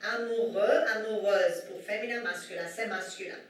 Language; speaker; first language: French; non-native, fluent; Persian